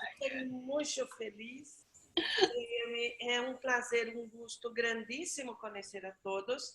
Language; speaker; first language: Portuguese; non-native, learner; Spanish